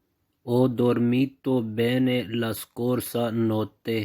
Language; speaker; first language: Italian; non-native, fluent; Urdu